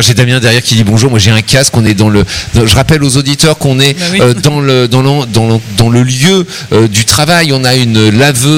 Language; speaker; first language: French; native; French